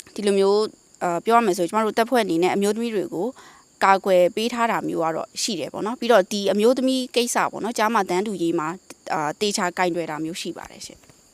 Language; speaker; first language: Burmese; non-native, local second language; Mon